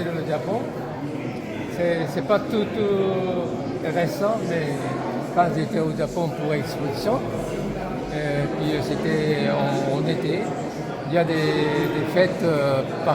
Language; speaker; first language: French; non-native, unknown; Japanese